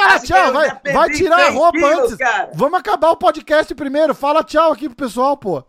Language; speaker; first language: Portuguese; native; Portuguese